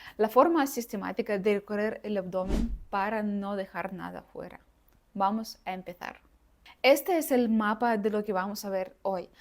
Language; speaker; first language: Spanish; non-native, fluent; Russian